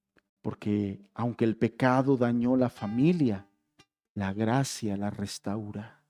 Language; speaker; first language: Spanish; native; Spanish